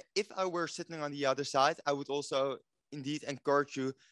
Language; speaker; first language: English; non-native, fluent; Dutch